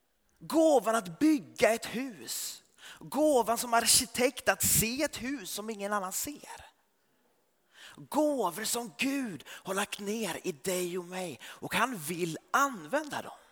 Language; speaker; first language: Swedish; early bilingual, heritage; Swedish